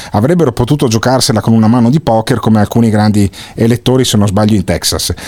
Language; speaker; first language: Italian; native; Italian